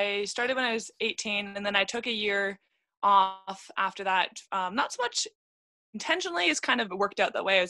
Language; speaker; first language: English; native; English